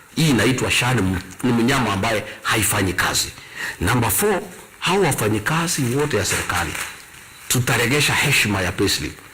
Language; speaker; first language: Swahili; non-native, local second language; Kikuyu